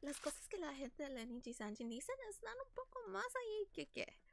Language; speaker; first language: Spanish; early bilingual, heritage; Spanish